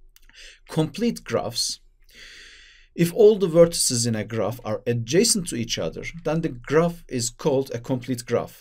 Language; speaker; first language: English; non-native, fluent; Turkish